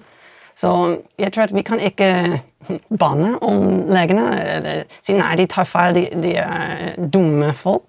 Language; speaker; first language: Swedish; non-native, fluent; English